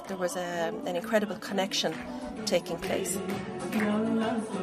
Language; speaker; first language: English; native; English